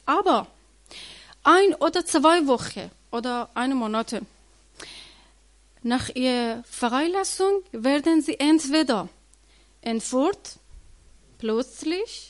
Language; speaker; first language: German; non-native, learner; Persian